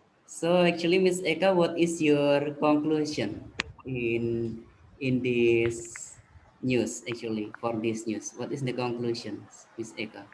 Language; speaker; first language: English; non-native, fluent; Indonesian